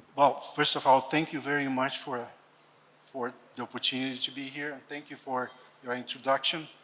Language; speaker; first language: English; non-native, fluent; Portuguese